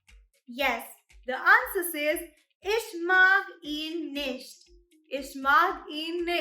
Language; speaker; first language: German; non-native, fluent; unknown